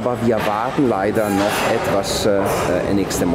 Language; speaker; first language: German; non-native, fluent; Italian